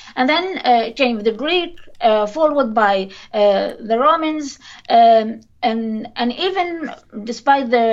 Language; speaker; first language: English; non-native, fluent; Arabic